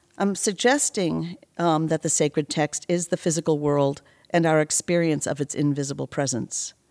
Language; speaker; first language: English; native; English